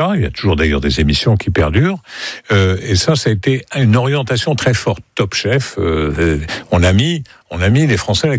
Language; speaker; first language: French; native; French